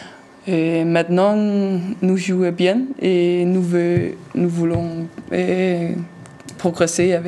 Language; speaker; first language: French; non-native, learner; Danish